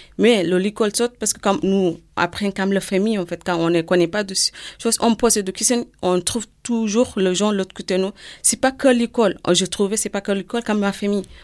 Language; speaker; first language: French; non-native, learner; Arabic